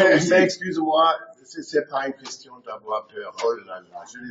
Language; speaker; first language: French; non-native, fluent; German